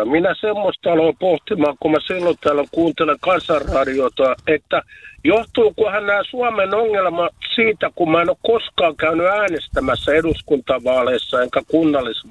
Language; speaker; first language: Finnish; native; Finnish